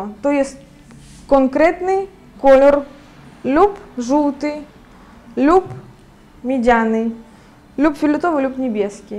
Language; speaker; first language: Polish; non-native, fluent; Ukrainian